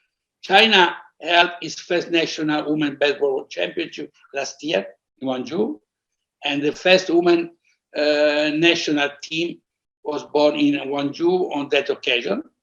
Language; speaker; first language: English; non-native, fluent; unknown